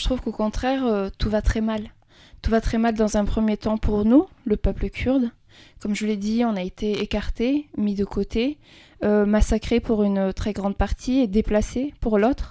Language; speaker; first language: French; early bilingual, other home language; Kurdish